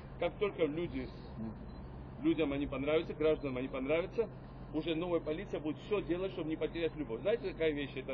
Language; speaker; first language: Russian; non-native, local second language; Georgian